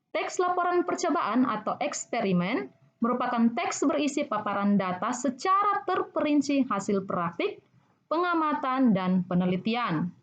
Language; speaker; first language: Indonesian; native; Indonesian